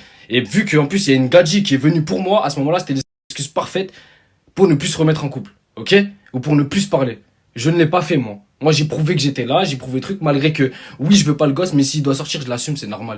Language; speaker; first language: French; native; French